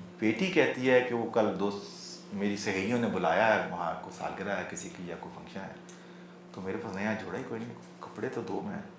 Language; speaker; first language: Urdu; non-native, local second language; Punjabi